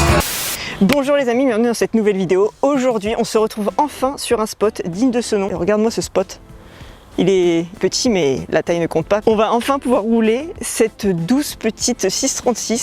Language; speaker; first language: French; native; French